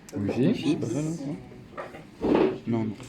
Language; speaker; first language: French; native; French